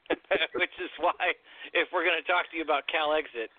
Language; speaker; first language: English; native; English